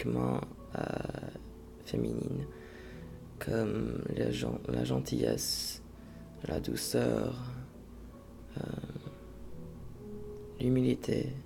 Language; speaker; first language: French; non-native, fluent; English